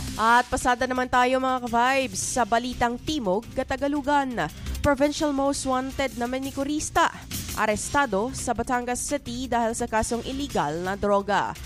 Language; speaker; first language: Filipino; native; Filipino